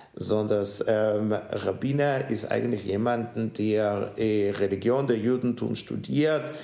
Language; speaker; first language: German; non-native, fluent; Hebrew